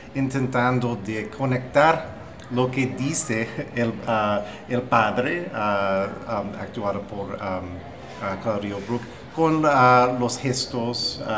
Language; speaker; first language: Spanish; non-native, fluent; English